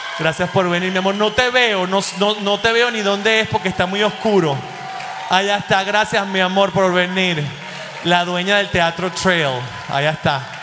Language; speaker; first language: Spanish; native; Spanish